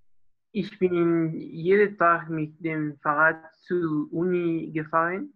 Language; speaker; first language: German; non-native, learner; Spanish